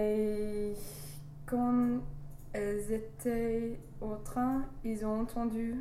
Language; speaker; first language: French; non-native, learner; English